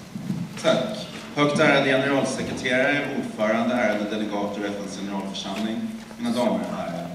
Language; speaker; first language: Swedish; native; Swedish